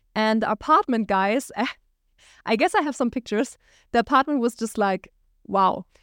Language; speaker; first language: English; non-native, fluent; German